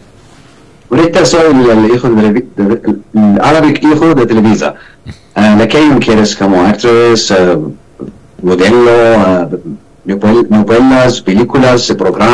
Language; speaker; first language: Spanish; non-native, learner; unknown